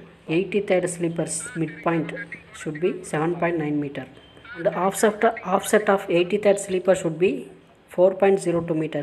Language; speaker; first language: English; non-native, local second language; Tamil